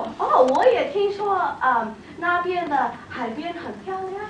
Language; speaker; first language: Chinese; non-native, learner; English